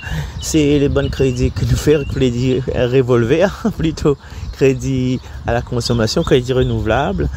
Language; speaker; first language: French; non-native, local second language; Réunion Creole French